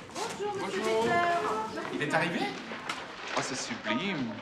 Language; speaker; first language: French; non-native, fluent; Dutch